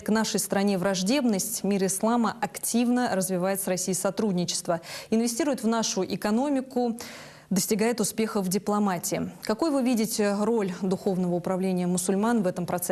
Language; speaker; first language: Russian; native; Russian